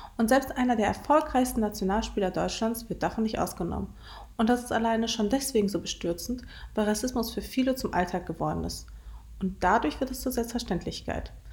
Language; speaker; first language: German; early bilingual, other home language; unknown